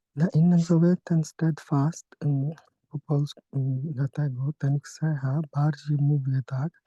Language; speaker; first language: Polish; non-native, learner; Hindi